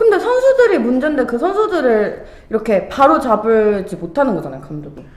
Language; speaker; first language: Korean; native; Korean